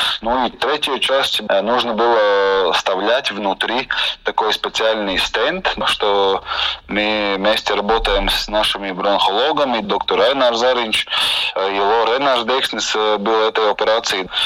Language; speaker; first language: Russian; non-native, local second language; Latvian